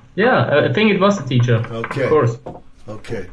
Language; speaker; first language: English; non-native, fluent; German